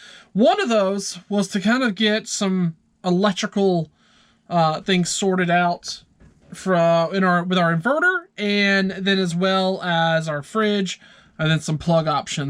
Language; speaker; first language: English; native; English